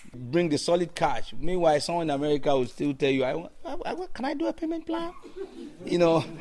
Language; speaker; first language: English; non-native, local second language; Yoruba